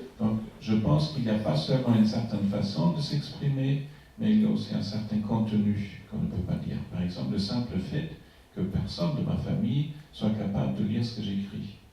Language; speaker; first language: French; non-native, fluent; German